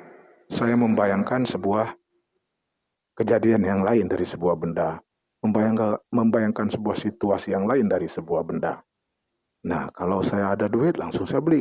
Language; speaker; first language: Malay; non-native, local second language; Achinese